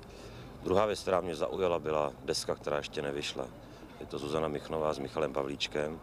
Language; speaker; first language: Czech; native; Czech